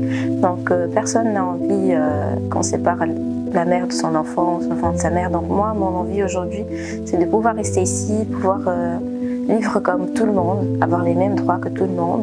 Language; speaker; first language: French; early bilingual, other home language; Portuguese